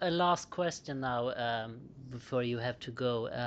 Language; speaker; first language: English; non-native, fluent; Swedish